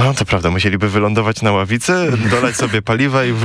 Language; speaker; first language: Polish; native; Polish